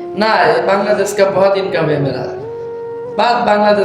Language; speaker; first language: Hindi; non-native, learner; Bangla